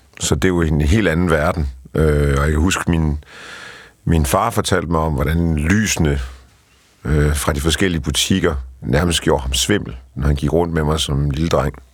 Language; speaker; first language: Danish; early bilingual, other home language; Polish